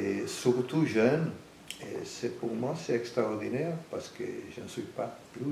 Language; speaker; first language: French; non-native, fluent; Italian